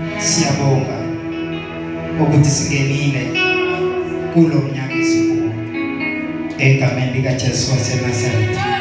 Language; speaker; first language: Zulu; non-native, local second language; South Ndebele